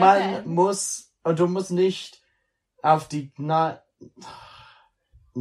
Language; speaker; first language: German; non-native, learner; English